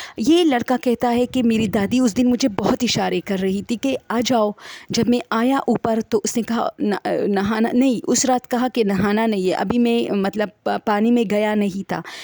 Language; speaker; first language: Urdu; non-native, local second language; Pashto